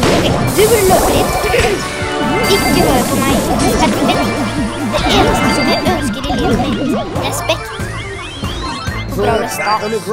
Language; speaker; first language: Norwegian; early bilingual, other home language; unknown